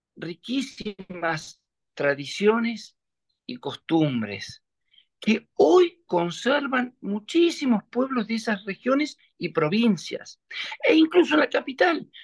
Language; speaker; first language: Spanish; native; Spanish